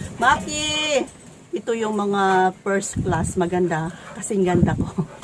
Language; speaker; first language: Filipino; native; Filipino